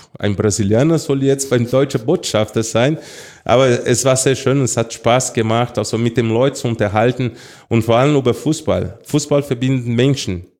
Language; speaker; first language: German; non-native, fluent; Portuguese